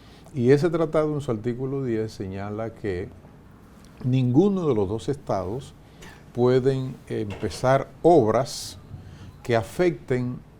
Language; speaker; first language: Spanish; native; Spanish